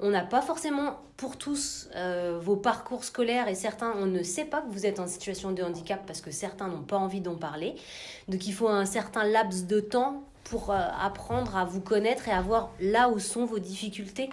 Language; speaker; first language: French; native; French